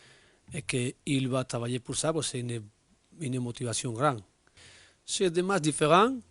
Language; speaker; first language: French; non-native, learner; Spanish